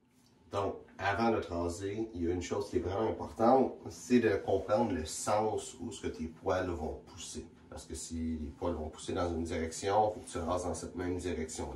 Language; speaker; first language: French; native; French